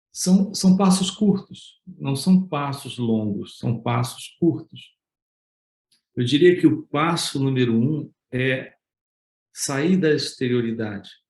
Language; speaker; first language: Portuguese; native; Portuguese